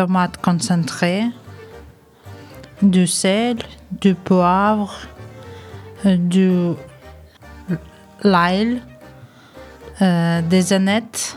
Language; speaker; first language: French; non-native, learner; Ukrainian